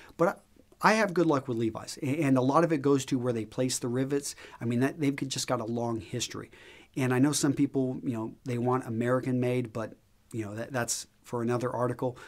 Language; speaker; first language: English; native; English